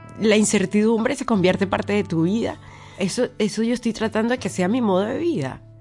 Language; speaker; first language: Spanish; native; Spanish